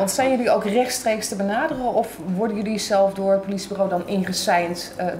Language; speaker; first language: Dutch; native; Dutch